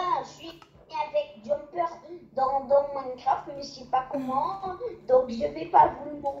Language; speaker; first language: French; native; French